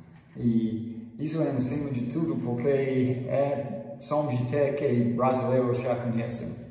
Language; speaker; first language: Portuguese; non-native, fluent; English